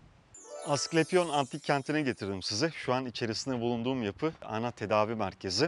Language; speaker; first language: Turkish; native; Turkish